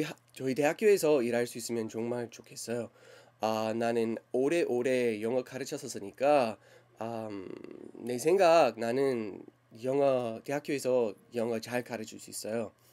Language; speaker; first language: Korean; non-native, learner; English